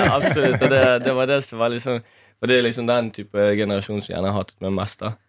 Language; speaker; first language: Norwegian; native; Norwegian